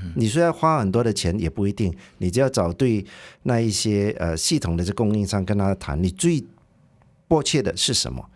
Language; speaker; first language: Chinese; native; Chinese